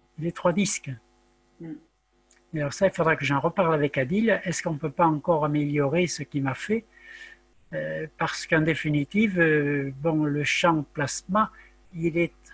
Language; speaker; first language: French; native; French